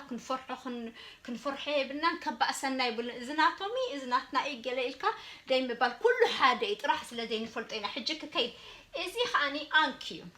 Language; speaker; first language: Tigrinya; early bilingual, heritage; Tigrinya